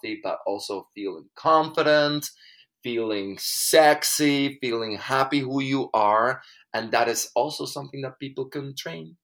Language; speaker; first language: English; non-native, fluent; Dutch